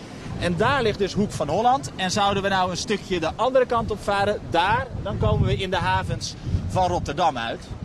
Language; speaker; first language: Dutch; native; Dutch